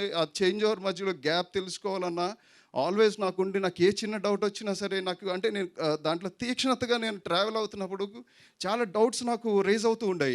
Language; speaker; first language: Telugu; native; Telugu